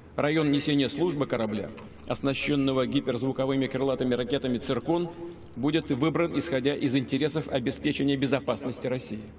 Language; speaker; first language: Russian; native; Russian